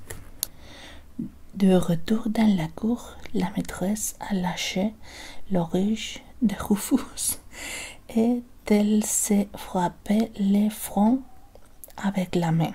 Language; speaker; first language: French; non-native, learner; Spanish